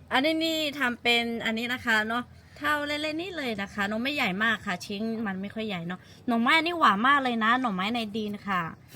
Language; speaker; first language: Thai; non-native, local second language; Lahu